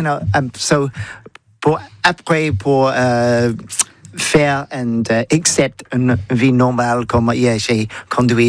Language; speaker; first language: French; non-native, learner; English